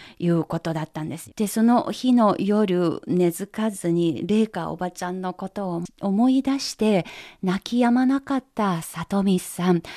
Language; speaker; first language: Japanese; non-native, fluent; Chinese